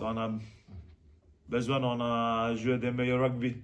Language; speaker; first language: French; non-native, learner; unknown